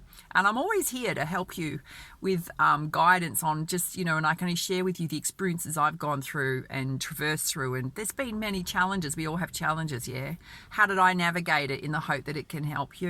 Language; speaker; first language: English; native; English